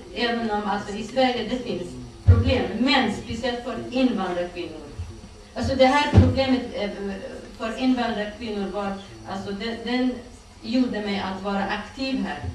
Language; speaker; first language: Swedish; non-native, fluent; Kurdish